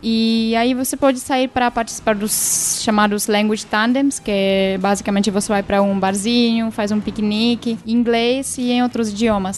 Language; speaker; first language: Portuguese; non-native, fluent; Czech